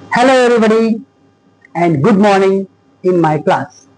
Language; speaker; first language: English; non-native, local second language; Marathi